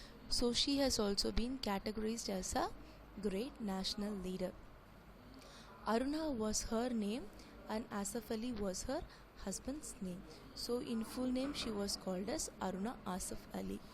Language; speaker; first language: English; non-native, local second language; Tamil